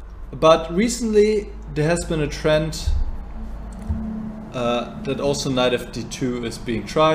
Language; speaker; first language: English; non-native, fluent; German